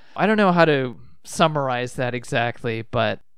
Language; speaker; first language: English; native; English